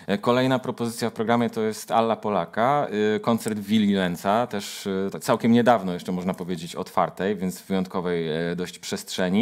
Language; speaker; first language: Polish; native; Polish